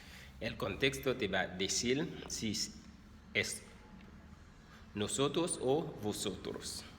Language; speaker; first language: Spanish; non-native, fluent; Haitian Creole